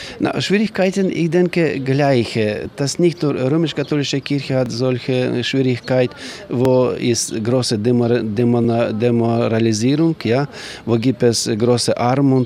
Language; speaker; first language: German; non-native, learner; Ukrainian